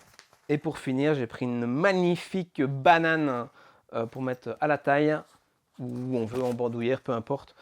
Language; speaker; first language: French; native; French